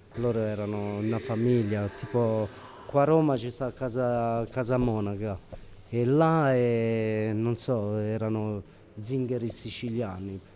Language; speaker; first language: Italian; early bilingual, other home language; Albanian